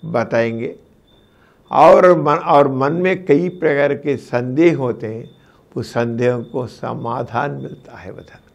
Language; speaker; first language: Hindi; non-native, local second language; Telugu